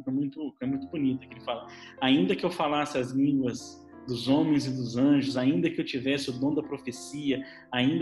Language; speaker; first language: Portuguese; native; Portuguese